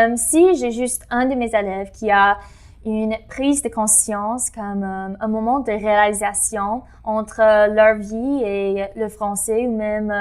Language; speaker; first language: French; non-native, fluent; English